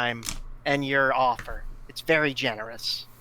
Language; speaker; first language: English; native; English